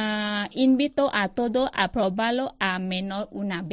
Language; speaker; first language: Spanish; non-native, learner; Thai